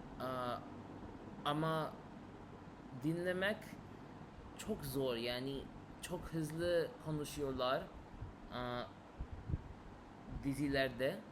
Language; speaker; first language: Turkish; non-native, learner; English